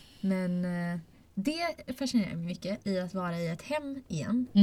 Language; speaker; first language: Swedish; native; Swedish